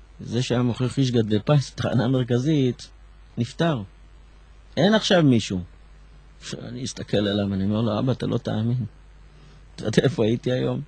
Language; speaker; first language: Hebrew; early bilingual, other home language; Arabic